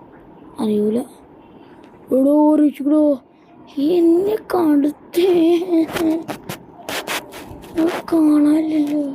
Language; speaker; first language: Malayalam; native; Malayalam